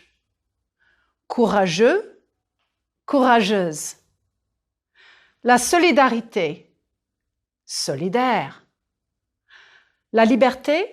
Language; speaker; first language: French; non-native, fluent; English